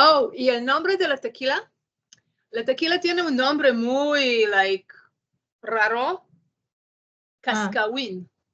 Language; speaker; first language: Spanish; non-native, learner; English